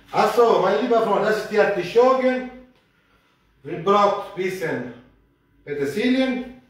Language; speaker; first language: German; non-native, learner; Italian